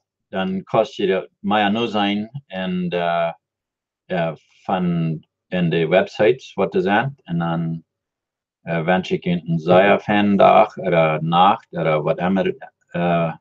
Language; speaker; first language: German; non-native, learner; Dutch